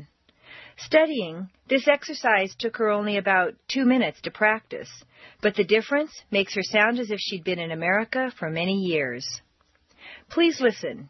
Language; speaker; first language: English; native; English